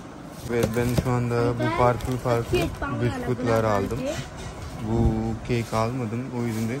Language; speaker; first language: Turkish; non-native, learner; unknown